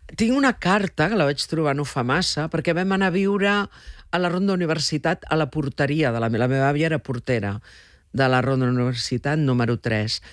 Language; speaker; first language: Catalan; early bilingual, heritage; Catalan